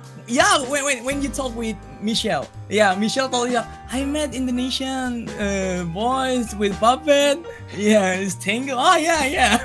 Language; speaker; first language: English; non-native, learner; Indonesian